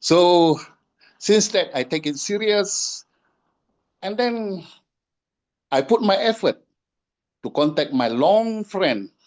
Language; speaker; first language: English; non-native, fluent; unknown